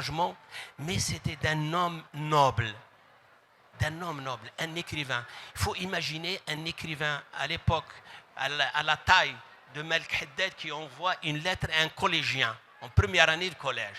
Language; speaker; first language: French; non-native, local second language; Arabic